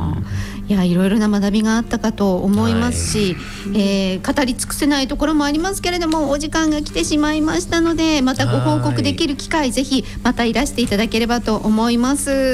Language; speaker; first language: Japanese; native; Japanese